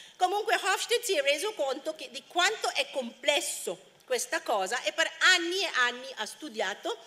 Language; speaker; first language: Italian; non-native, fluent; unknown